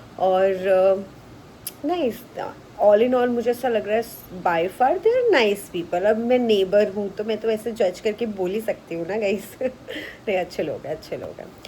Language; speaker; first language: Hindi; native; Hindi